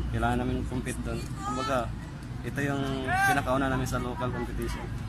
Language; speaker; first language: Filipino; non-native, local second language; Cebuano